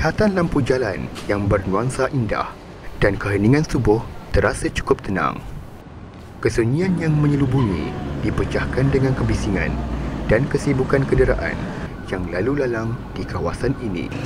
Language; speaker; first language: Malay; native; Malay